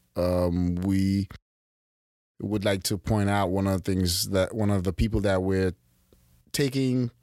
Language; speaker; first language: English; early bilingual, other home language; Haitian Creole